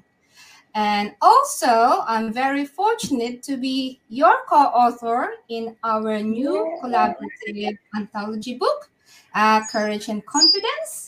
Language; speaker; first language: English; non-native, local second language; Filipino